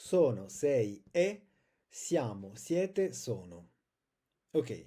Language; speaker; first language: Italian; non-native, fluent; French